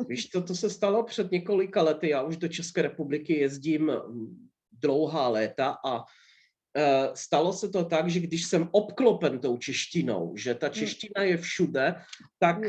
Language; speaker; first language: Czech; non-native, fluent; Polish